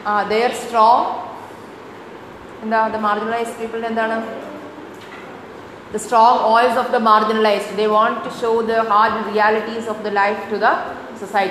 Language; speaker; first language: English; non-native, local second language; Malayalam